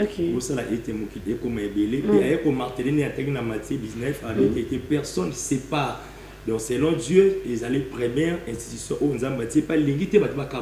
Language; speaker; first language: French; non-native, local second language; Lingala